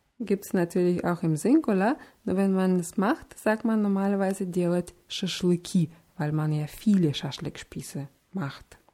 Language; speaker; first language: German; non-native, fluent; Russian